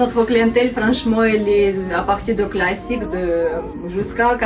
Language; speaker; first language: French; non-native, learner; Russian